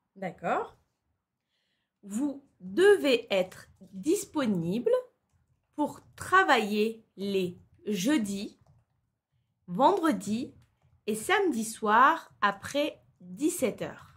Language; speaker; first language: French; non-native, fluent; Turkish